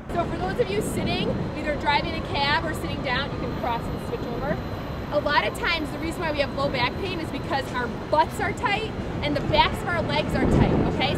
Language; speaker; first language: English; native; English